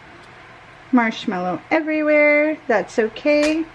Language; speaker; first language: English; native; English